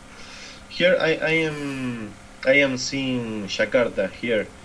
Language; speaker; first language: English; non-native, learner; Spanish